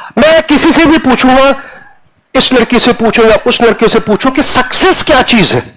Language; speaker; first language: Hindi; non-native, local second language; Punjabi